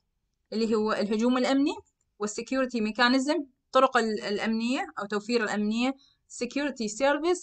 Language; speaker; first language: Arabic; native; Arabic